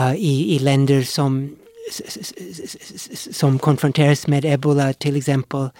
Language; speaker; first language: Swedish; non-native, fluent; English